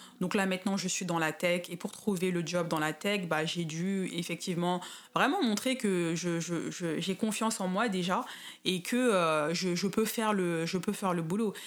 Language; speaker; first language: French; native; French